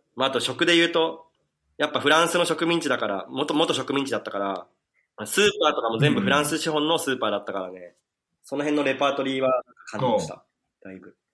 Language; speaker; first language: Japanese; native; Japanese